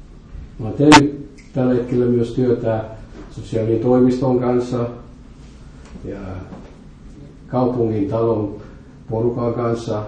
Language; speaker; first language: Finnish; non-native, fluent; French